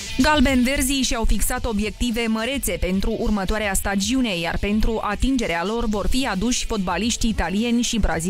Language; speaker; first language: Romanian; native; Romanian